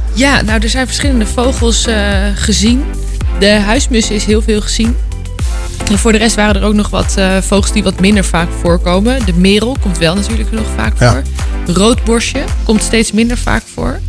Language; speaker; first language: Dutch; native; Dutch